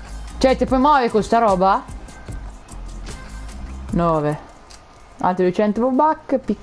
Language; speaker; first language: Italian; native; Italian